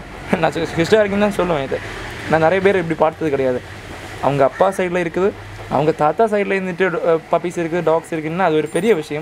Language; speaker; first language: Tamil; native; Tamil